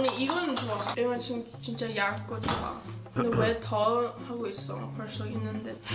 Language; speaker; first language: Korean; early bilingual, heritage; English